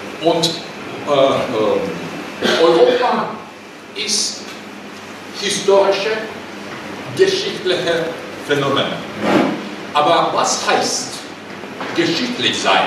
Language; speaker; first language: German; non-native, learner; Russian